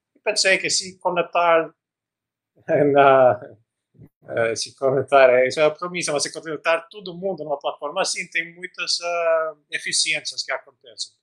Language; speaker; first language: Portuguese; non-native, fluent; Albanian